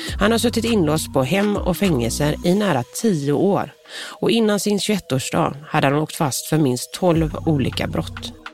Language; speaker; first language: Swedish; native; Swedish